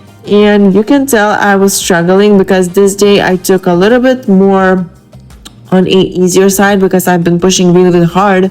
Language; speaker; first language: English; non-native, fluent; Lithuanian